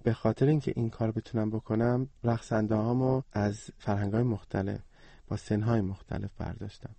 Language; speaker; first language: Persian; early bilingual, heritage; Persian